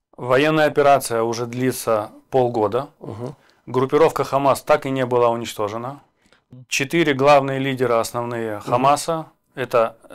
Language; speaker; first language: Russian; native; Russian